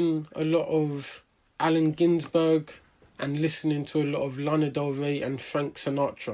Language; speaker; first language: English; native; English